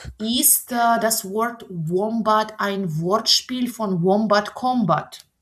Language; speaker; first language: German; non-native, fluent; Russian